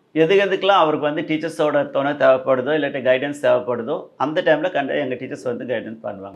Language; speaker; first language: Tamil; native; Tamil